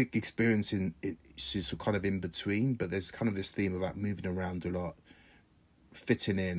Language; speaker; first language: English; native; English